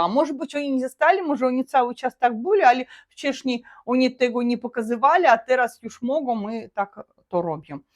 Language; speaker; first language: Polish; non-native, learner; Russian